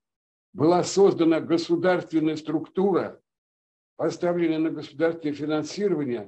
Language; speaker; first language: Russian; native; Russian